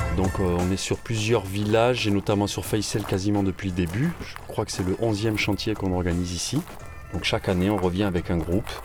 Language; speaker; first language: French; native; French